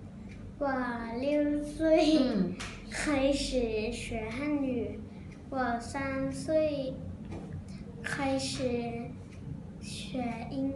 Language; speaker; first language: Chinese; non-native, learner; Thai